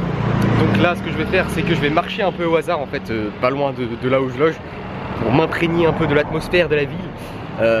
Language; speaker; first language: French; native; French